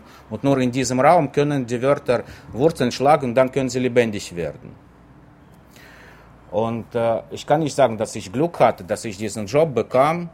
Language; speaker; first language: German; non-native, fluent; Russian